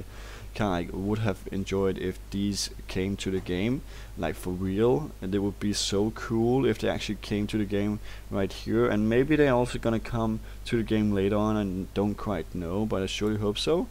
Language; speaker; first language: English; non-native, fluent; Danish